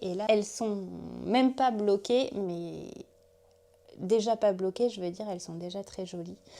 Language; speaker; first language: French; native; French